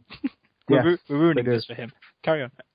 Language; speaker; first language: English; native; English